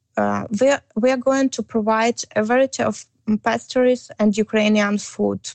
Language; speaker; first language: English; non-native, learner; Ukrainian